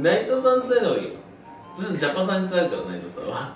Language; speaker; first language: Japanese; native; Japanese